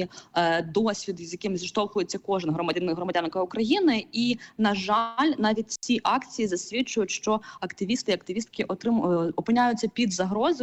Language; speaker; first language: Ukrainian; native; Ukrainian